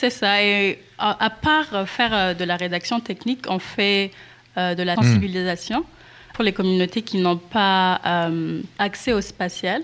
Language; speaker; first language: French; non-native, local second language; Kinyarwanda